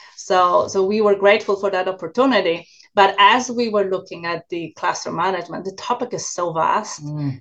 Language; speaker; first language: English; non-native, fluent; Polish